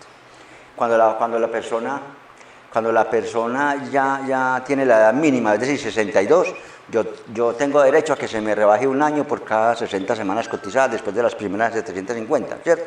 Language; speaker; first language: Spanish; native; Spanish